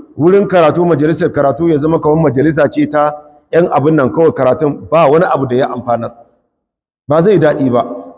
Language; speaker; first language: Hausa; non-native, local second language; Kanuri